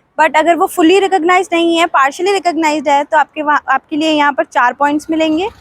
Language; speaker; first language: Hindi; native; Hindi